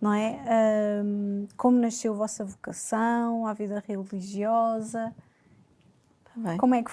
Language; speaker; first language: Portuguese; native; Portuguese